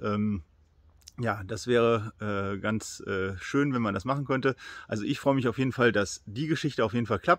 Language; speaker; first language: German; native; German